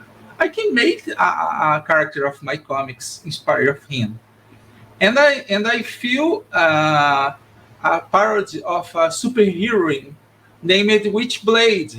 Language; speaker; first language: English; non-native, learner; Portuguese